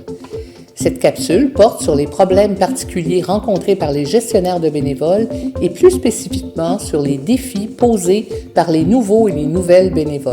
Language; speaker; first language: French; native; French